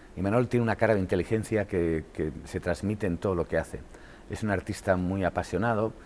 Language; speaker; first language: Spanish; native; Spanish